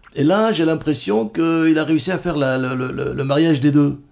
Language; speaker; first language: French; native; French